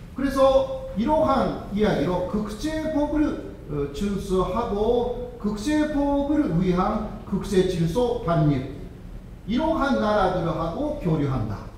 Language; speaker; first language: Korean; non-native, fluent; Japanese